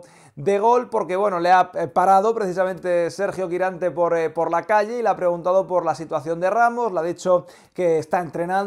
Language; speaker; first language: Spanish; native; Spanish